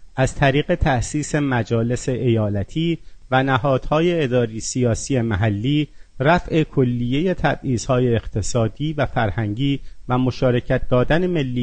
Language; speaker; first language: Persian; non-native, local second language; Azerbaijani